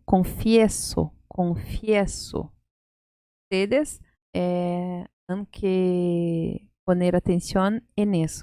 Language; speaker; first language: Spanish; non-native, fluent; Portuguese